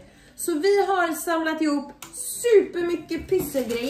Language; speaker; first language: Swedish; native; Swedish